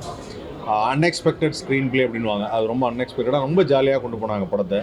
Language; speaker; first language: Tamil; native; Tamil